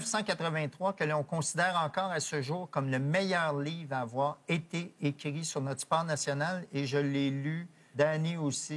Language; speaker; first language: French; native; French